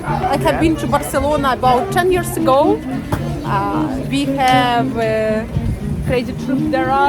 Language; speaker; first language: English; non-native, learner; Ukrainian